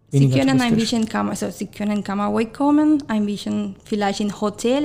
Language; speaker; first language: German; non-native, fluent; Spanish